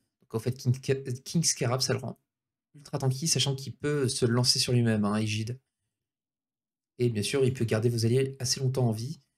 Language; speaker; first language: French; native; French